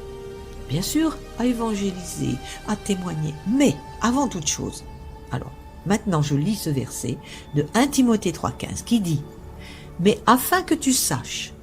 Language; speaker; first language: French; native; French